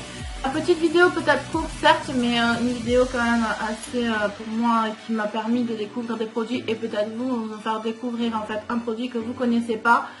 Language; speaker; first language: French; native; French